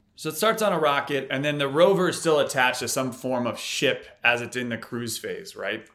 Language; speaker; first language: English; native; English